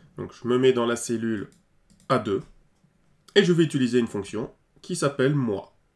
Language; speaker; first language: French; native; French